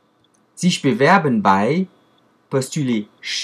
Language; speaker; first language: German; non-native, fluent; French